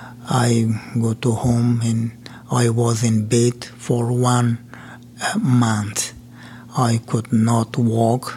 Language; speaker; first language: English; non-native, learner; Persian